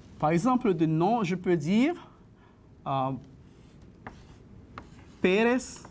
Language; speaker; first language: French; non-native, fluent; Spanish